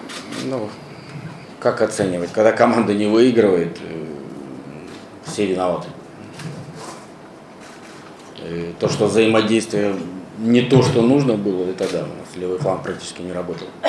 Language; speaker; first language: Russian; native; Russian